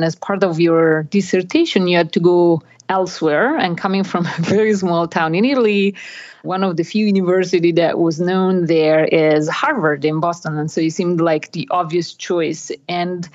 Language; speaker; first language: English; non-native, fluent; Italian